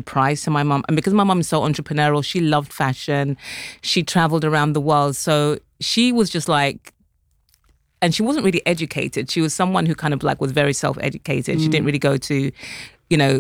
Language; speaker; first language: English; native; English